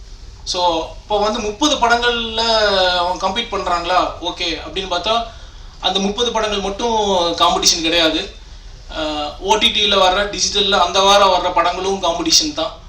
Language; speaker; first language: Tamil; native; Tamil